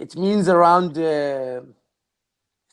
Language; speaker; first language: English; non-native, learner; Arabic